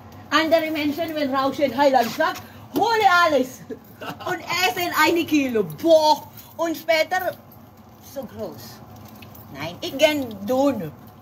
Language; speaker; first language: German; non-native, learner; Filipino